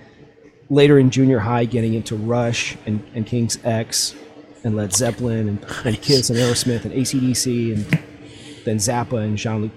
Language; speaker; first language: English; early bilingual, other home language; Russian